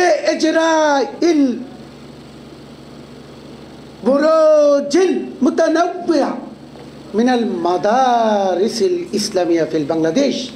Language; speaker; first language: Arabic; non-native, learner; Bangla